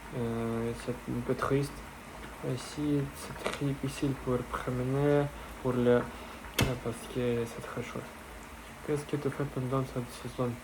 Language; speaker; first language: French; non-native, learner; Russian